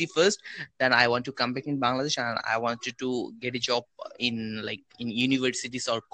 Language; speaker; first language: English; non-native, local second language; Bangla